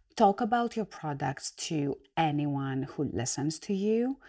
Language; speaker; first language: English; non-native, fluent; Greek